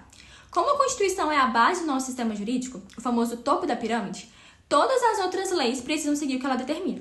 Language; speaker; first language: Portuguese; native; Portuguese